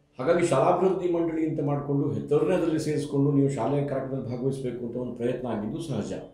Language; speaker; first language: Kannada; native; Kannada